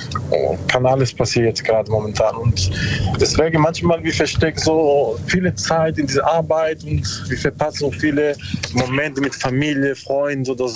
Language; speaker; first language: German; non-native, learner; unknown